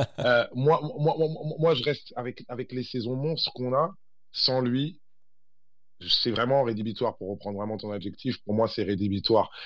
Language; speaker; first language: French; early bilingual, other home language; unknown